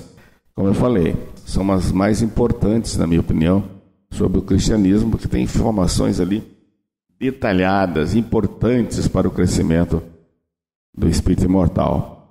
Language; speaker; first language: Portuguese; native; Portuguese